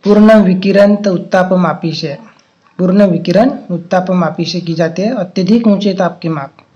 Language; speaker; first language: Hindi; non-native, local second language; Marathi